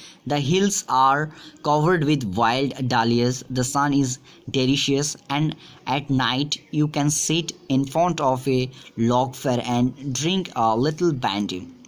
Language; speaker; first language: English; non-native, local second language; Bangla